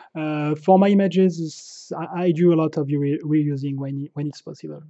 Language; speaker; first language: English; non-native, fluent; French